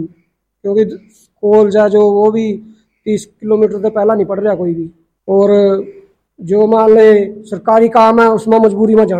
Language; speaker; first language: Hindi; native; Hindi